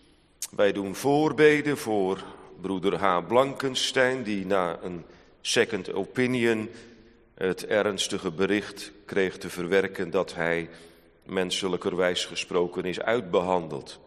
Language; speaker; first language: Dutch; native; Dutch